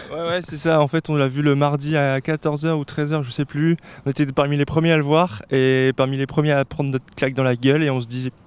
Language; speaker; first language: French; native; French